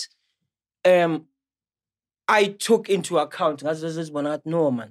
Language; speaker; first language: English; non-native, local second language; Zulu